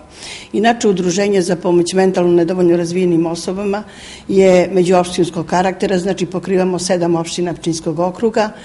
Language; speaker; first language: Serbian; native; Serbian